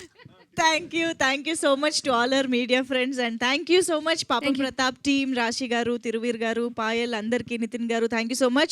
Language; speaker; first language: Telugu; native; Telugu